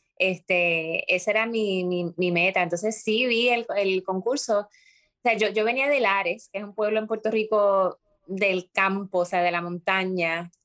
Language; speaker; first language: Spanish; native; Spanish